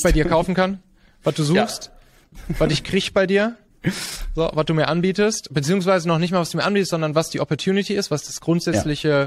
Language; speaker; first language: German; native; German